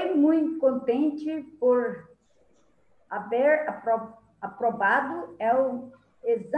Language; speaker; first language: Spanish; non-native, learner; Portuguese